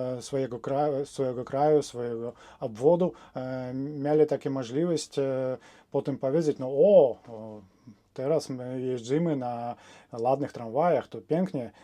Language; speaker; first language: Polish; non-native, fluent; Russian